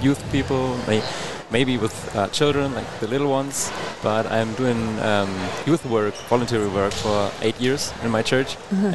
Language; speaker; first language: English; non-native, fluent; German